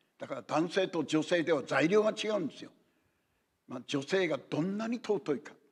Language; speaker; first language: Japanese; native; Japanese